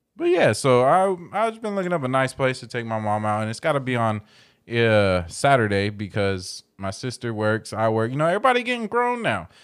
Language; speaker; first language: English; native; English